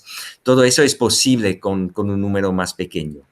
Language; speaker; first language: Spanish; non-native, fluent; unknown